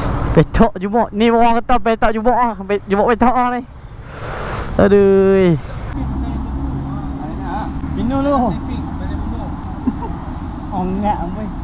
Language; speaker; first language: Malay; native; Malay